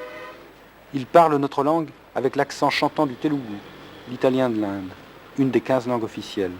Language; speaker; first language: French; native; French